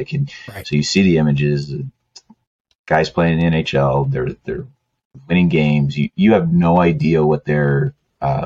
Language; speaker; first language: English; native; English